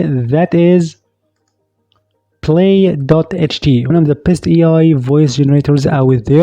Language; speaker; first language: English; non-native, fluent; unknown